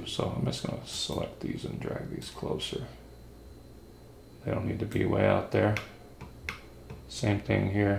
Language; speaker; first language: English; native; English